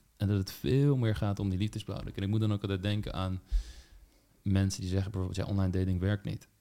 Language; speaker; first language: Dutch; native; Dutch